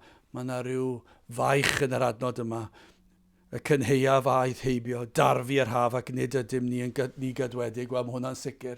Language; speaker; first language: Welsh; native; Welsh